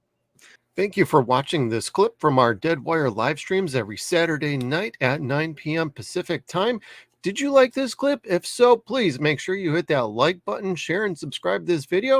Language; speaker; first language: English; native; English